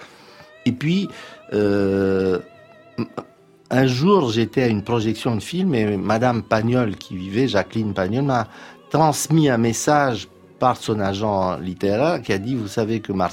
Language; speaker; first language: French; non-native, fluent; Romanian